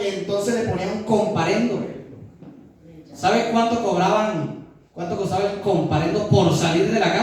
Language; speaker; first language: Spanish; native; Spanish